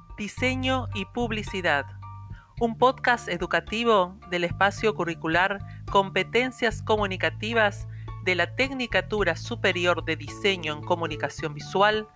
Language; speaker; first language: Spanish; native; Spanish